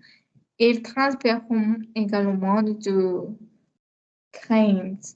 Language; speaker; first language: French; non-native, learner; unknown